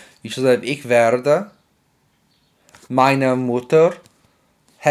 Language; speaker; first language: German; non-native, fluent; English